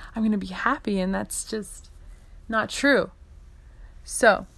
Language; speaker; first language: English; native; English